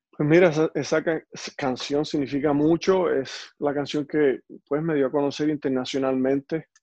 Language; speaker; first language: Spanish; native; Spanish